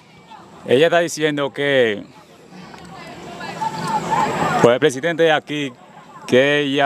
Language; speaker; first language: Spanish; non-native, fluent; Haitian Creole